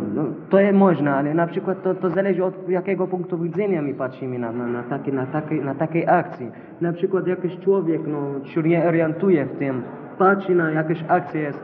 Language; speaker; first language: Polish; non-native, learner; Arabic